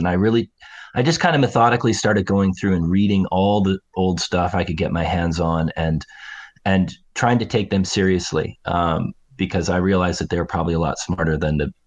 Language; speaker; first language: English; native; English